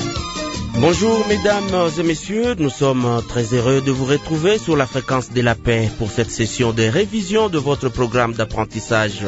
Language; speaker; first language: French; non-native, local second language; Swahili